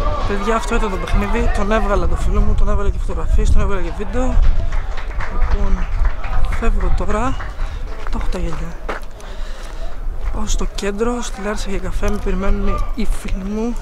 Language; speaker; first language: Greek; native; Greek